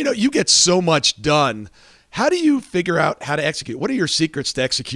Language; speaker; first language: English; native; English